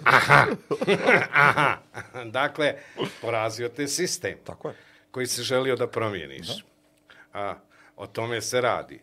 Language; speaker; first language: Bosnian; native; Bosnian